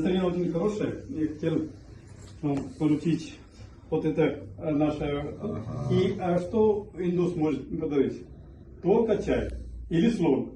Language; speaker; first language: Russian; non-native, fluent; Hindi